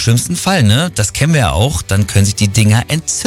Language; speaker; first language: German; native; German